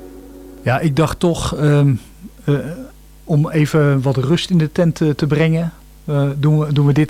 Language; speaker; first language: Dutch; native; Dutch